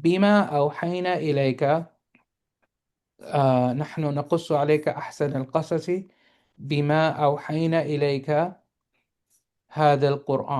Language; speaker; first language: Arabic; non-native, fluent; English